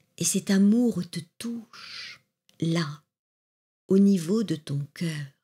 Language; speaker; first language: French; native; French